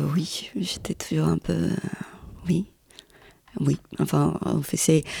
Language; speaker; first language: French; non-native, fluent; Spanish